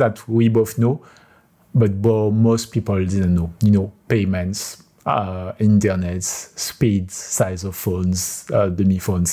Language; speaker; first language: English; non-native, fluent; French